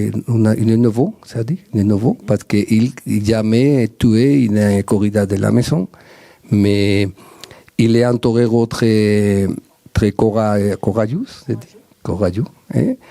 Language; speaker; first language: French; non-native, learner; Spanish